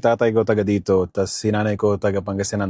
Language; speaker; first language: Filipino; early bilingual, heritage; Filipino